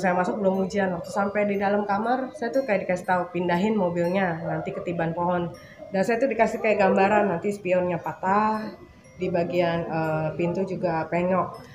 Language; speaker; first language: Indonesian; native; Indonesian